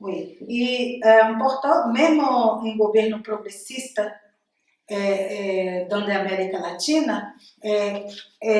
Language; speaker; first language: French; non-native, learner; Portuguese